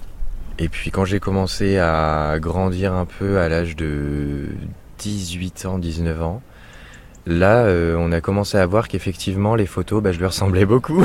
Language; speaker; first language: French; native; French